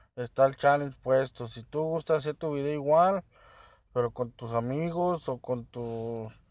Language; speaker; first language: Spanish; early bilingual, heritage; Spanish